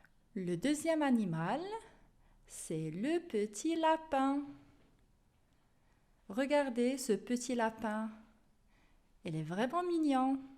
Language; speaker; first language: French; non-native, local second language; Arabic